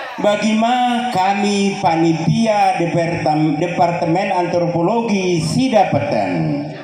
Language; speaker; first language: Indonesian; non-native, local second language; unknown